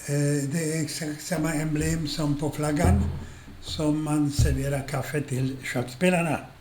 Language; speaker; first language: Swedish; non-native, fluent; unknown